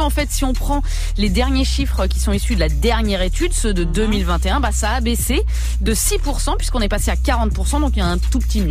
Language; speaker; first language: French; native; French